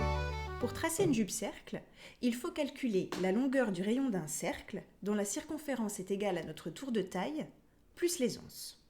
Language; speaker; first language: French; native; French